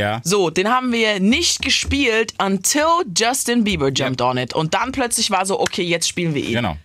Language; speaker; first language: German; native; German